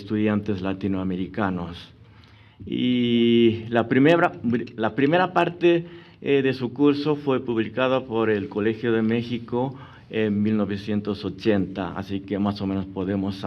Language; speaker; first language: Spanish; non-native, fluent; Japanese